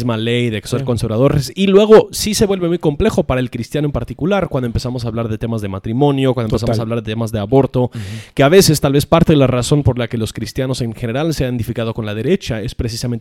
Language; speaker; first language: Spanish; non-native, fluent; English